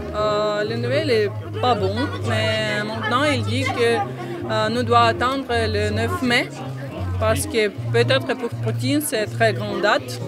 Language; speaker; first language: French; non-native, learner; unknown